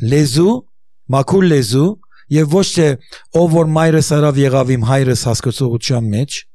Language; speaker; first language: Armenian; early bilingual, heritage; Armenian